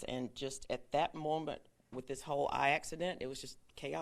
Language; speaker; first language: English; native; English